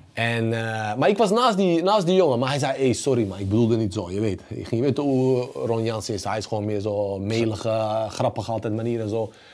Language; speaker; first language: Dutch; early bilingual, other home language; Bosnian